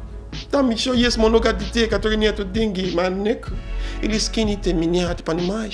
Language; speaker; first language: Russian; non-native, learner; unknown